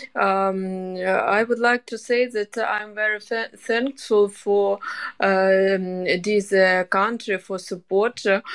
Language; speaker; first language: English; non-native, learner; Ukrainian